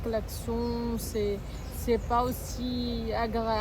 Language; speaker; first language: French; non-native, fluent; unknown